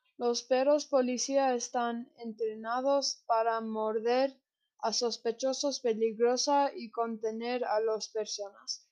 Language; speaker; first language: Spanish; non-native, learner; English